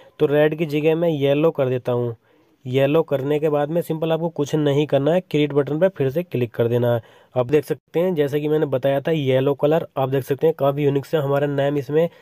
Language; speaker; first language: Hindi; native; Hindi